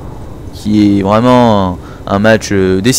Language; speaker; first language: French; native; French